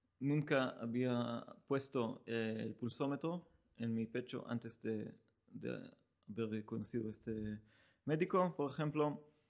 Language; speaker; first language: Spanish; non-native, learner; Hebrew